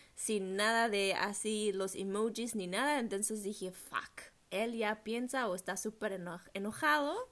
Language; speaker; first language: Spanish; non-native, fluent; German